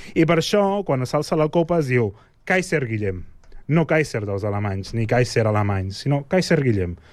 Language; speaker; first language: Catalan; native; Catalan